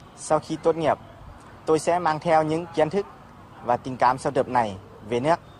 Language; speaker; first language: Vietnamese; non-native, fluent; Lao